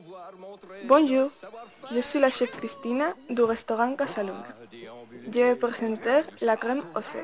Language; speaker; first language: French; non-native, learner; Spanish